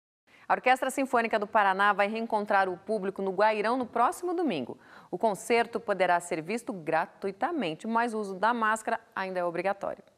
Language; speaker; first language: Portuguese; native; Portuguese